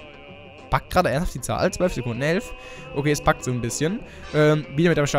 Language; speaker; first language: German; native; German